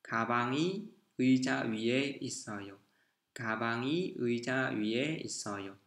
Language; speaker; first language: Korean; non-native, fluent; Vietnamese